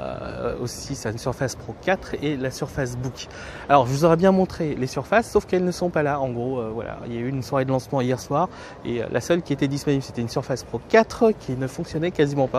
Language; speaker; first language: French; native; French